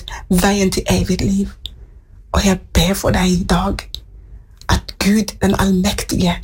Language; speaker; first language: Swedish; non-native, learner; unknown